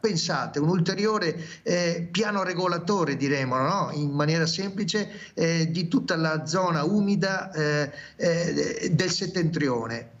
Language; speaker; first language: Italian; native; Italian